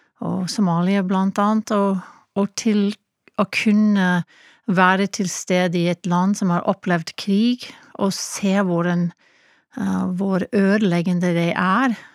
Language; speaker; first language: Norwegian; non-native, fluent; English